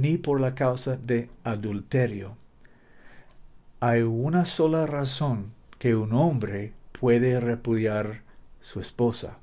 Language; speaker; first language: Spanish; non-native, learner; English